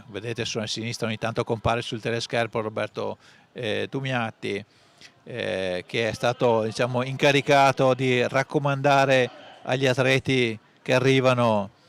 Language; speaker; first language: Italian; native; Italian